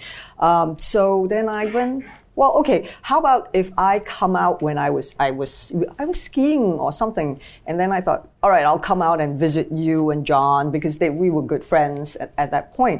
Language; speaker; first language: English; native; English